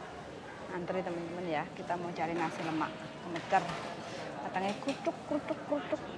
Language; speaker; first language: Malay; non-native, local second language; Javanese